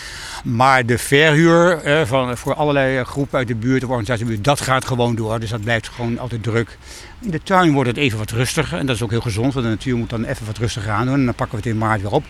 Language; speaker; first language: Dutch; native; Dutch